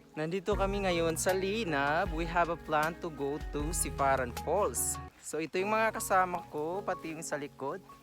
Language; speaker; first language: Filipino; non-native, local second language; Maguindanaon